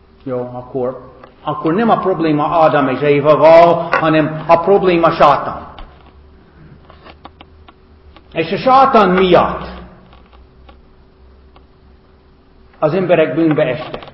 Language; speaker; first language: Hungarian; non-native, fluent; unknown